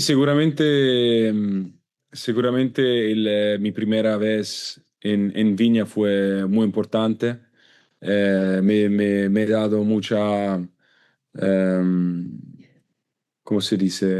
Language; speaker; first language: Spanish; non-native, learner; Italian